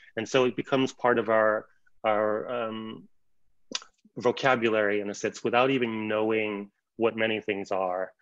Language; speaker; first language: English; native; English